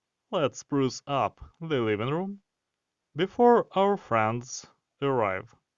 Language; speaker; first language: English; non-native, fluent; Ukrainian